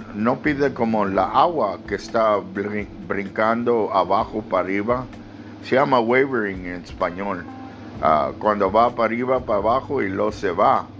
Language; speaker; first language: Spanish; early bilingual, other home language; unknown